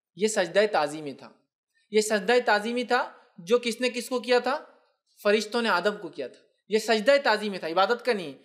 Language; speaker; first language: Urdu; native; Urdu